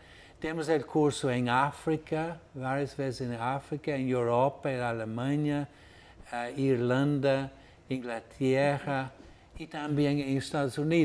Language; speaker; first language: Spanish; non-native, fluent; Portuguese